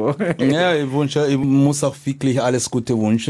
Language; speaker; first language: German; non-native, fluent; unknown